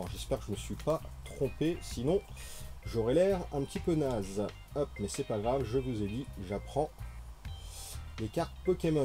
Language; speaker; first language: French; native; French